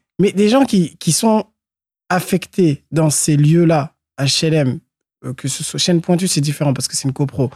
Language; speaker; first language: French; native; French